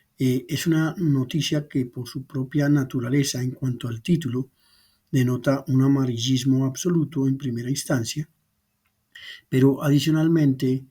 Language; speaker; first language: Spanish; native; Spanish